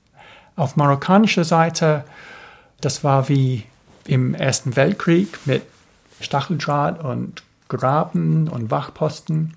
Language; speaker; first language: German; non-native, fluent; English